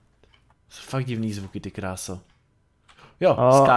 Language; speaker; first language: Czech; native; Czech